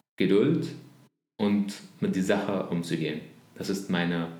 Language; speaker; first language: German; non-native, learner; Arabic